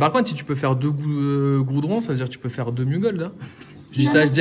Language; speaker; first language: French; native; French